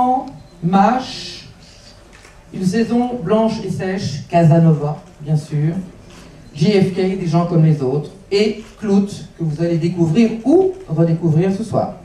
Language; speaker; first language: French; native; French